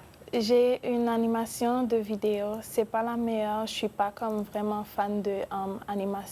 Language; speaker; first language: French; non-native, local second language; Spanish